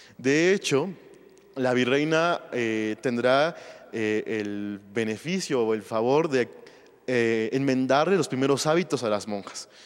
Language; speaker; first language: Spanish; native; Spanish